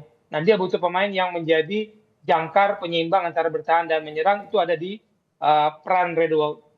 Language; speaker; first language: Indonesian; native; Indonesian